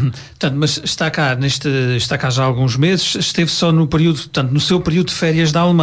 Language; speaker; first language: Portuguese; native; Portuguese